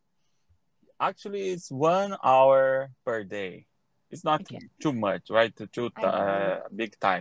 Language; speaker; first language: English; non-native, learner; Portuguese